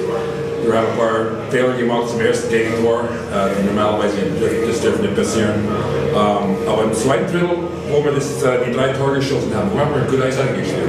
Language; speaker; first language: German; non-native, fluent; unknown